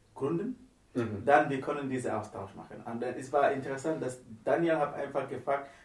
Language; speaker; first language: German; non-native, fluent; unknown